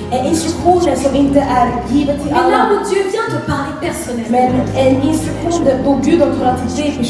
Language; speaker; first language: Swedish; non-native, fluent; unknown